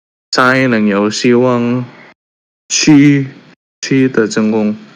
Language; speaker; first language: Chinese; non-native, learner; Indonesian